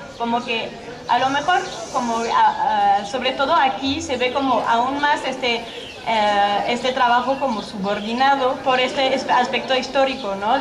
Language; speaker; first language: Spanish; non-native, fluent; French